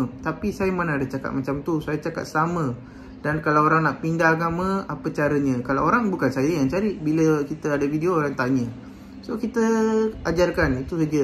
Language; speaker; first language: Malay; non-native, local second language; Tamil